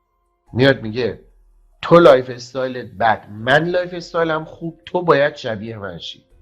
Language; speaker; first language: Persian; native; Persian